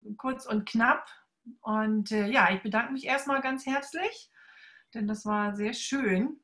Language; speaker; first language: German; native; German